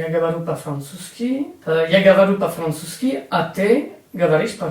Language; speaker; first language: Russian; non-native, learner; French